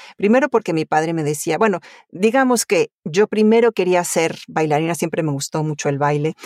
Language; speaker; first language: Spanish; early bilingual, other home language; Italian